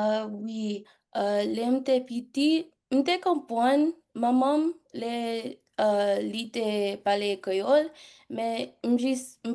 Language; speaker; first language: Haitian Creole; early bilingual, heritage; English